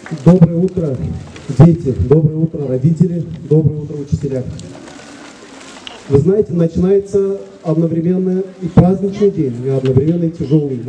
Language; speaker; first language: Russian; non-native, local second language; Gagauz